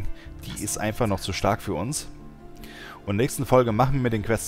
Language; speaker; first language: German; native; German